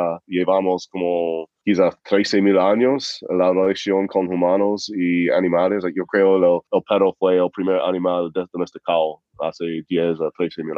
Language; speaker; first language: Spanish; non-native, fluent; English